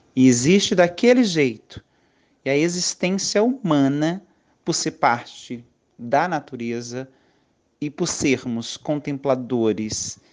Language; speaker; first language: Portuguese; native; Portuguese